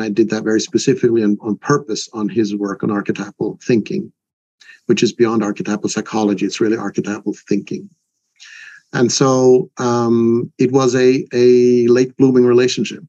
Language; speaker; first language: English; non-native, fluent; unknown